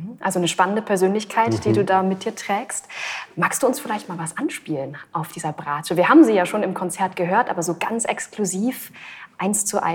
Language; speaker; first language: German; native; German